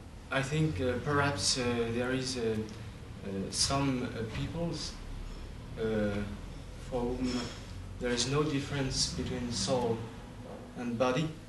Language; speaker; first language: English; non-native, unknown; French